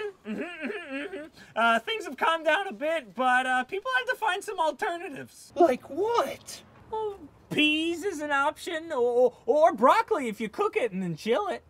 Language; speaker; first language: English; native; English